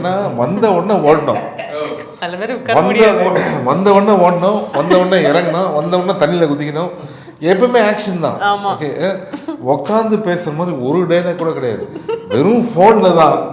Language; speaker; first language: Tamil; native; Tamil